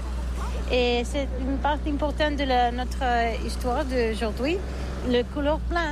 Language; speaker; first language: French; non-native, learner; Catalan